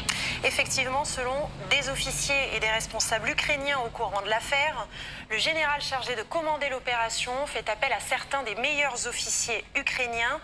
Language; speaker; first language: French; native; French